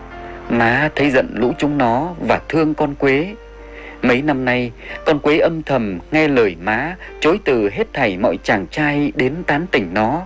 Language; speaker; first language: Vietnamese; native; Vietnamese